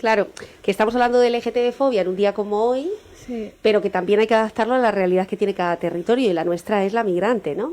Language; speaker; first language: Spanish; native; Spanish